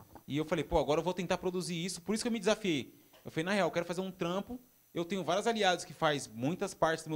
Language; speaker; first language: Portuguese; native; Portuguese